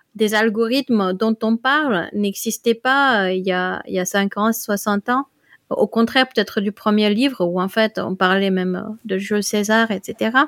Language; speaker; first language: French; non-native, fluent; Dutch